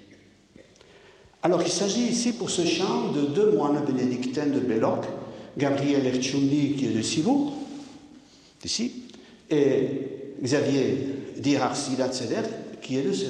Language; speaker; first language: French; native; French